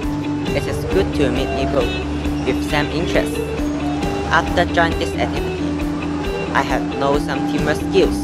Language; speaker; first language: English; non-native, learner; Chinese